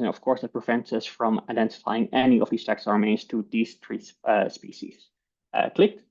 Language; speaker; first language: English; non-native, fluent; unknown